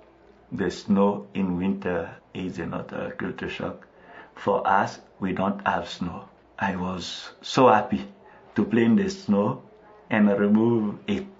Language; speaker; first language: English; non-native, local second language; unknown